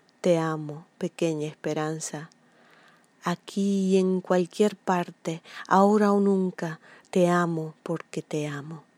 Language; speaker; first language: Spanish; non-native, fluent; Italian